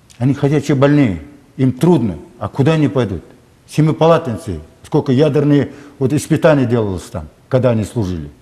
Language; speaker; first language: Russian; non-native, local second language; Kazakh